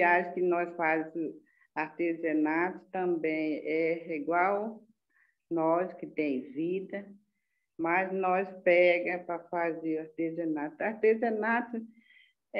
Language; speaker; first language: Portuguese; non-native, local second language; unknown